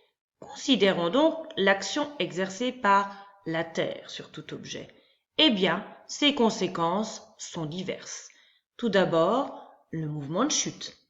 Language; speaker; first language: French; native; French